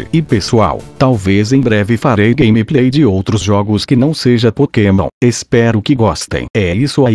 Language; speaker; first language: Portuguese; native; Portuguese